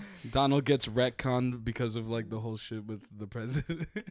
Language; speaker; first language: English; early bilingual, other home language; Spanish